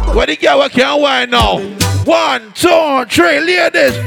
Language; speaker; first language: English; non-native, local second language; Jamaican Creole English